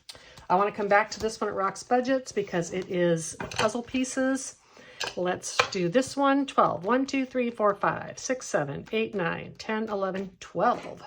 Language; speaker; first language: English; native; English